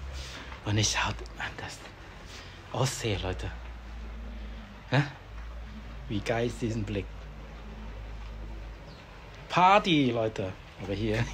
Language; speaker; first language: German; non-native, fluent; Vietnamese